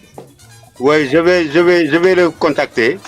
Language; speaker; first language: French; non-native, local second language; Wolof